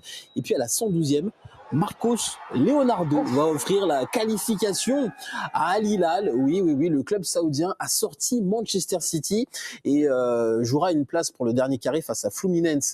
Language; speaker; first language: French; native; French